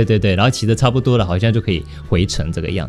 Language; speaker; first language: Chinese; native; Chinese